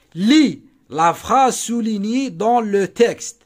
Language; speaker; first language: French; non-native, local second language; Arabic